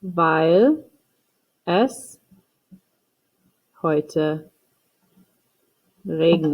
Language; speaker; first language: German; non-native, fluent; English